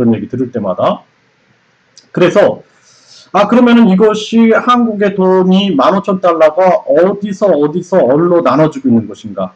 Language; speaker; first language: Korean; native; Korean